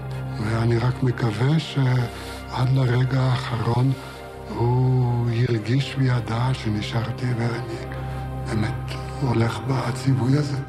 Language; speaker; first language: Hebrew; non-native, fluent; Yiddish